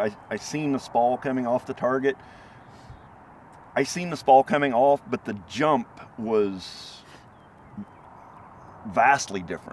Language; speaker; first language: English; native; English